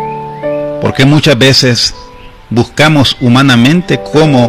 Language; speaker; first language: Spanish; native; Spanish